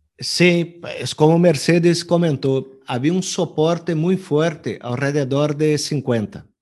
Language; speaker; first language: Spanish; non-native, fluent; Portuguese